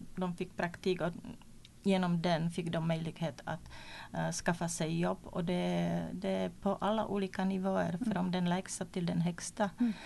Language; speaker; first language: Swedish; non-native, fluent; Czech